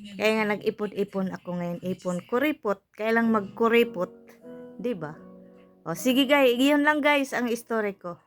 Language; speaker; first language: Filipino; native; Filipino